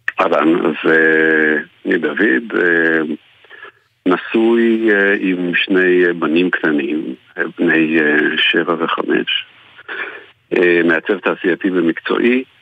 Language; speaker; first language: Hebrew; native; Hebrew